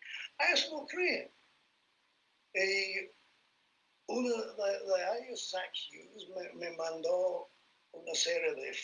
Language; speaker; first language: Spanish; non-native, fluent; English